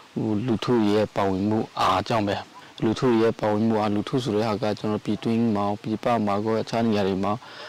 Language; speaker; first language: Burmese; non-native, local second language; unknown